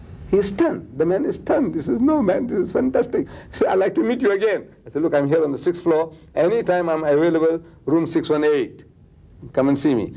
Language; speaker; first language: English; early bilingual, other home language; Gujarati